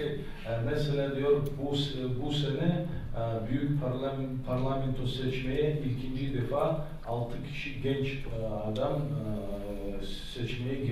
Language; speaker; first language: Turkish; non-native, learner; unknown